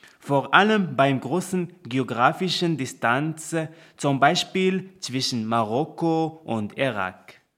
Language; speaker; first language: German; non-native, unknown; Arabic